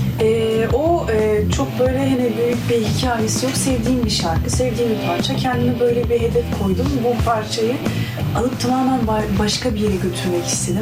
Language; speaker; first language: Turkish; early bilingual, heritage; Turkish